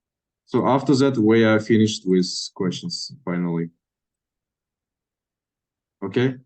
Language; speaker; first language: English; non-native, fluent; Russian